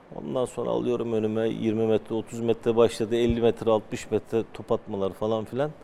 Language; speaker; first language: Turkish; native; Turkish